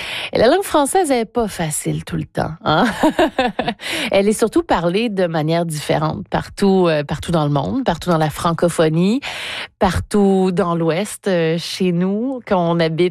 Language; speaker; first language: French; native; French